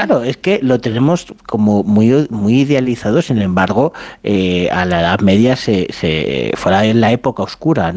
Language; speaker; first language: Spanish; native; Spanish